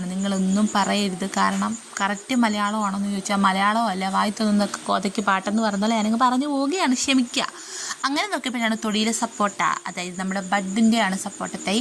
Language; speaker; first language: Malayalam; native; Malayalam